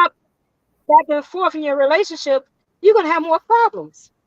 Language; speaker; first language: English; native; English